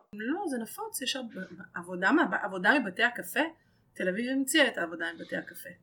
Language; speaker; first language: Hebrew; native; Hebrew